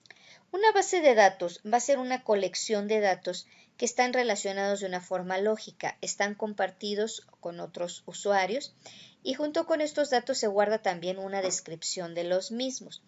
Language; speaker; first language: Spanish; native; Spanish